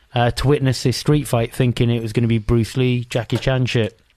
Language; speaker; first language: English; native; English